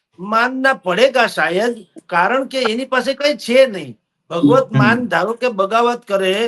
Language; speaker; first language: Gujarati; native; Gujarati